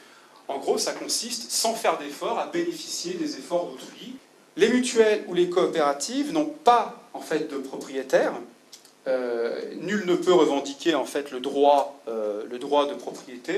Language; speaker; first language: French; native; French